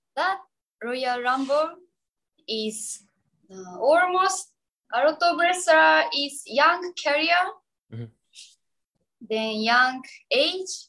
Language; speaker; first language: English; non-native, learner; Japanese